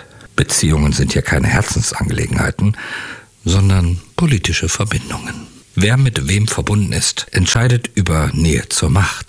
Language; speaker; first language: German; native; German